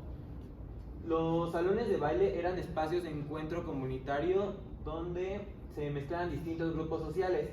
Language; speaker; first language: Spanish; native; Spanish